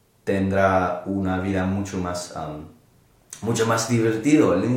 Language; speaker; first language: Spanish; non-native, learner; English